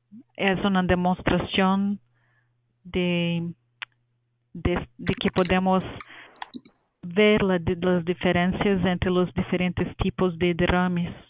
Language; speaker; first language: Spanish; non-native, fluent; Portuguese